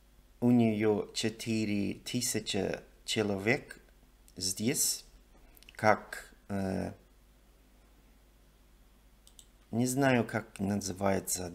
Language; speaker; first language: Russian; non-native, learner; English